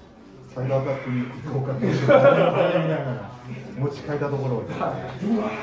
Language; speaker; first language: Japanese; native; Japanese